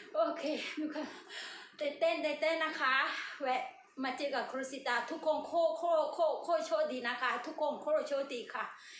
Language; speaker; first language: Thai; non-native, learner; Burmese